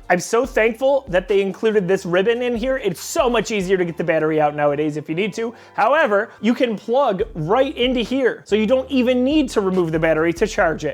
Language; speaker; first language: English; native; English